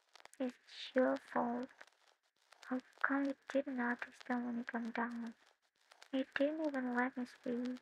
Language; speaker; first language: English; non-native, learner; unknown